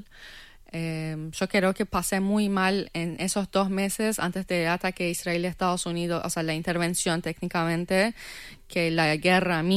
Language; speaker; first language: Spanish; non-native, fluent; Persian